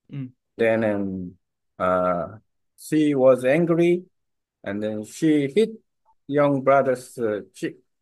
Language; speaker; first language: English; non-native, learner; Korean